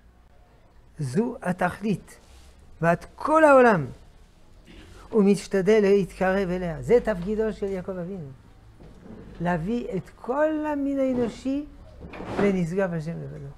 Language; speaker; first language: Hebrew; non-native, fluent; French